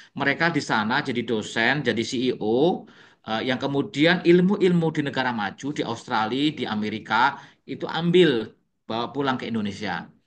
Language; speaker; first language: Indonesian; native; Indonesian